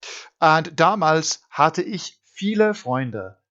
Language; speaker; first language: German; non-native, fluent; English